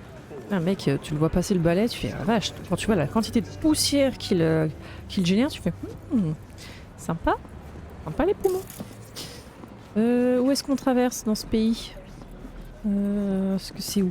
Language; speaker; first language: French; native; French